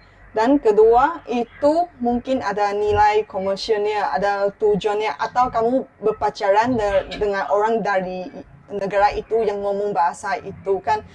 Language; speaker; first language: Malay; non-native, local second language; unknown